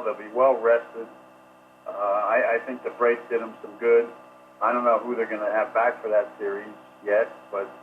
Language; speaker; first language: English; native; English